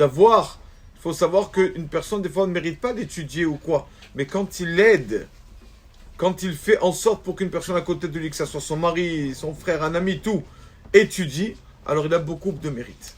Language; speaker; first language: French; native; French